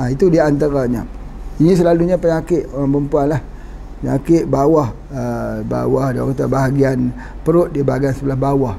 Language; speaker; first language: Malay; native; Malay